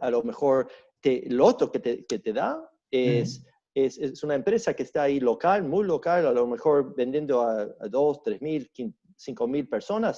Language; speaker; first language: Spanish; early bilingual, heritage; Spanish